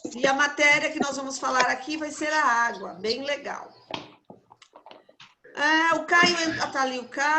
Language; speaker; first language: Portuguese; native; Portuguese